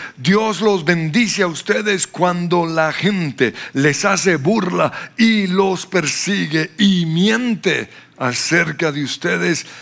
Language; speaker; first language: Spanish; non-native, fluent; English